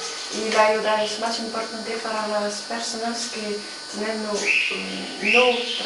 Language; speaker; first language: Spanish; non-native, fluent; French